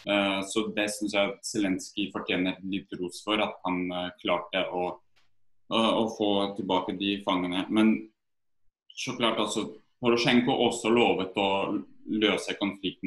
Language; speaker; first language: Norwegian; non-native, fluent; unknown